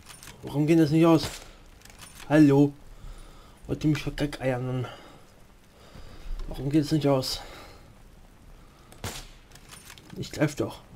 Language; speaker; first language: German; native; German